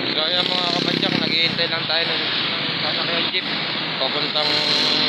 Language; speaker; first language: Filipino; native; Filipino